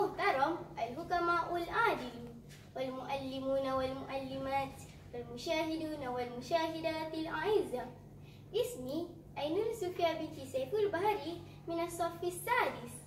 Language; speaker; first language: Arabic; non-native, learner; Malay